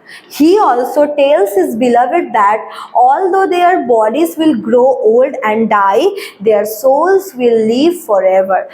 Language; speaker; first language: English; non-native, local second language; Bangla